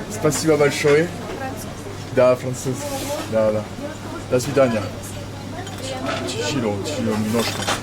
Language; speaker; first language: Russian; non-native, learner; French